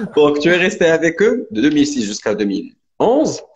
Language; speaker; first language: French; non-native, local second language; Arabic